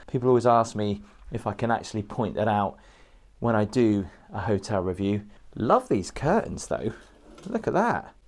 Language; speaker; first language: English; native; English